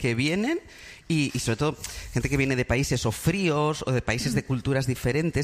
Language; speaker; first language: Spanish; native; Spanish